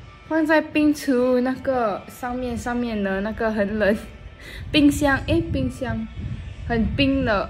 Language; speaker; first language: Chinese; non-native, local second language; English